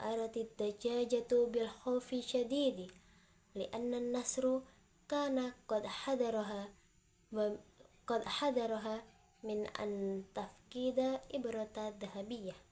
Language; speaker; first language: Arabic; non-native, learner; Indonesian